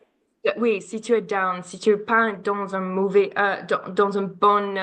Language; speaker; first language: French; non-native, learner; English